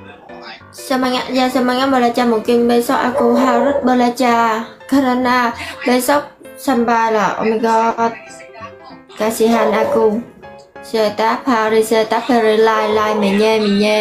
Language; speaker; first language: Indonesian; non-native, learner; Vietnamese